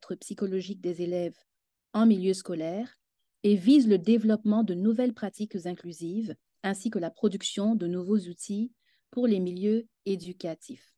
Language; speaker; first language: French; native; French